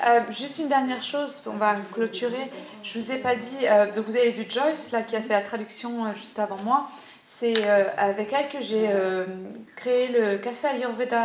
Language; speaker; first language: French; native; French